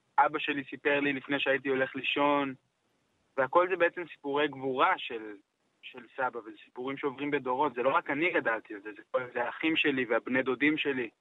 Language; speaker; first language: Hebrew; native; Hebrew